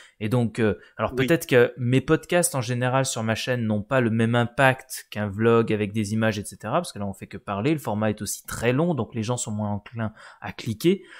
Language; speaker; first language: French; native; French